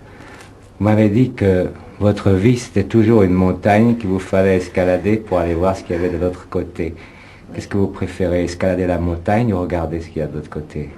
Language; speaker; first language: French; native; French